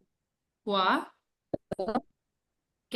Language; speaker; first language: French; non-native, learner; Hindi